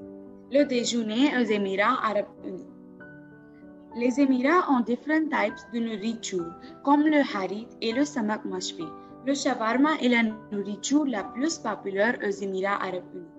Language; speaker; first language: French; non-native, learner; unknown